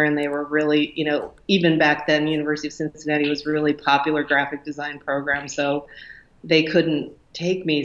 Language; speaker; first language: English; native; English